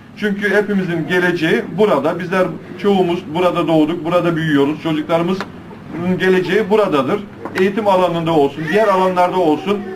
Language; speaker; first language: Turkish; early bilingual, heritage; Turkish